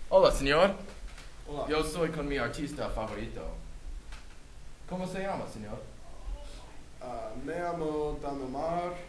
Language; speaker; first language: Spanish; non-native, learner; English